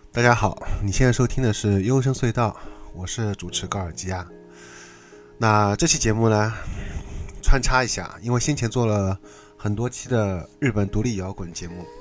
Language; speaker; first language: Chinese; native; Chinese